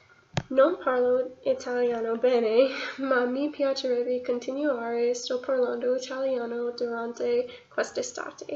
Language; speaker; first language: Italian; non-native, learner; English